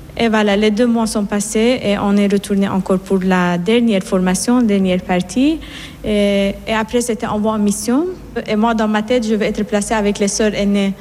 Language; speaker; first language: French; non-native, fluent; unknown